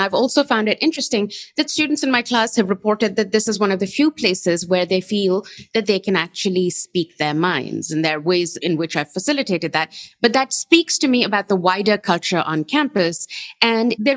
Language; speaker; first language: English; non-native, local second language; Urdu